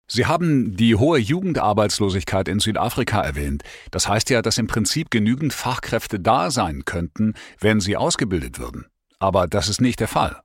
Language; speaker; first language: German; native; German